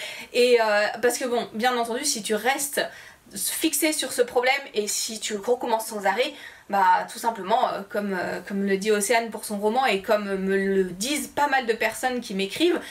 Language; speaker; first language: French; native; French